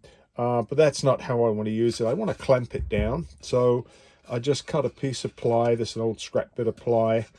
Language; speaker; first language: English; native; English